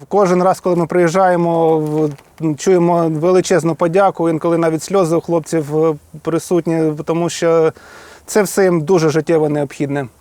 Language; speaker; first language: Ukrainian; non-native, local second language; Russian